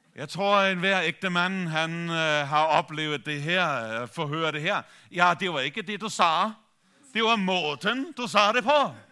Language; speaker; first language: Danish; native; Danish